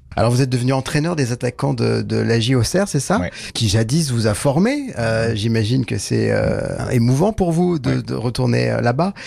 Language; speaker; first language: French; native; French